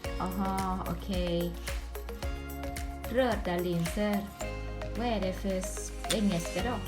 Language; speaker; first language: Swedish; non-native, learner; Thai